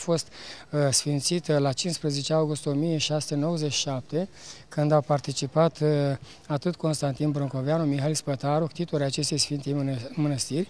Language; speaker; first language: Romanian; native; Romanian